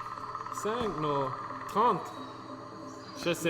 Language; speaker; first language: French; non-native, local second language; German